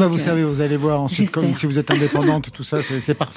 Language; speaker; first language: French; native; French